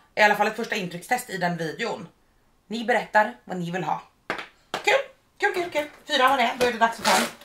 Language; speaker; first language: Swedish; native; Swedish